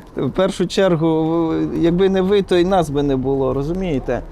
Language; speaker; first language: Ukrainian; native; Ukrainian